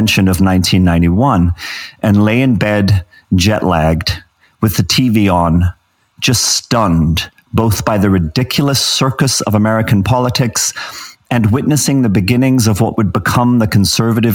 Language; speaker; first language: English; native; English